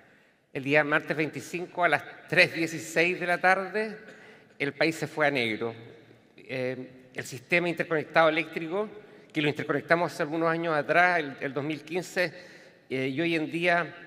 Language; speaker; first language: Spanish; native; Spanish